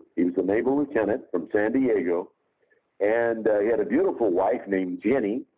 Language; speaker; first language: English; native; English